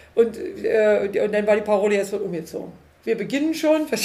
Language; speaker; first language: German; native; German